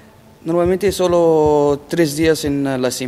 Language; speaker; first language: Spanish; non-native, learner; Arabic